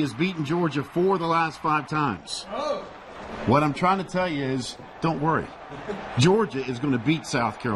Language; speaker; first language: English; native; English